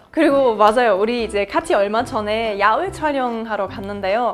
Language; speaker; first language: Korean; non-native, fluent; German